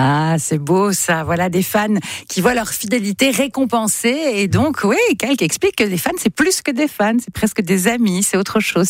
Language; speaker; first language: French; native; French